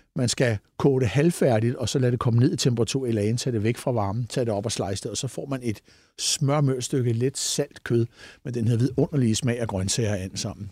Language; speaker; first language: Danish; native; Danish